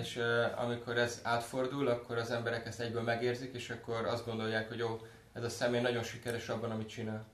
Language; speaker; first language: Hungarian; native; Hungarian